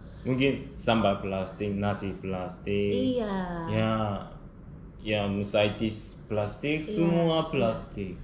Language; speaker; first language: Indonesian; non-native, learner; Korean